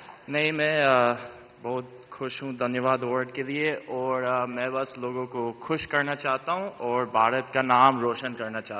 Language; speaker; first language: Hindi; non-native, fluent; English